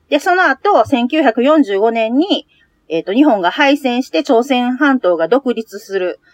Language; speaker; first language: Japanese; native; Japanese